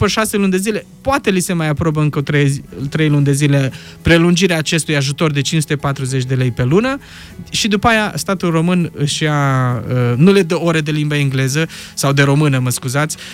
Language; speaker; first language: Romanian; native; Romanian